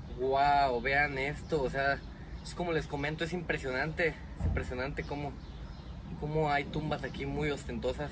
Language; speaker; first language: Spanish; native; Spanish